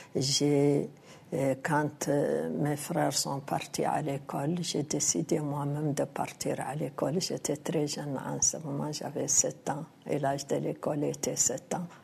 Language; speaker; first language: French; non-native, local second language; Arabic